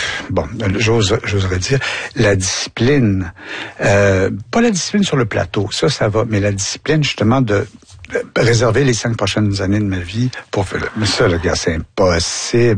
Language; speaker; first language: French; native; French